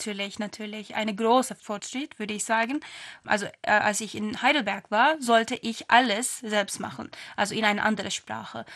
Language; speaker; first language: German; non-native, fluent; Turkish